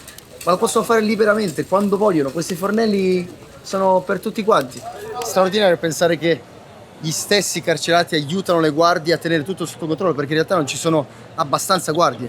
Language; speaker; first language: Italian; native; Italian